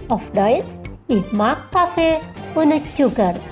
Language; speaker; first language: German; non-native, fluent; Indonesian